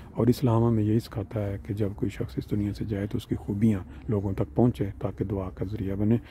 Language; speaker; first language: Urdu; non-native, local second language; Punjabi